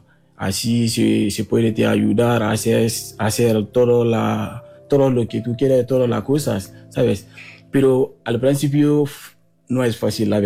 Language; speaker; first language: Spanish; non-native, fluent; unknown